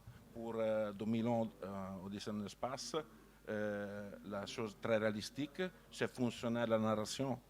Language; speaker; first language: French; non-native, learner; Italian